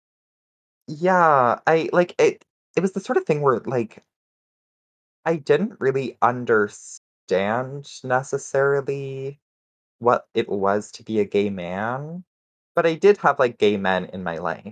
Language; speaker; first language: English; native; English